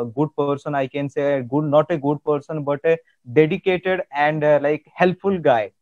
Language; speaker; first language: English; non-native, local second language; Odia